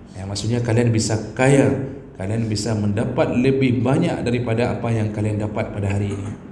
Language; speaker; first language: Malay; non-native, local second language; Achinese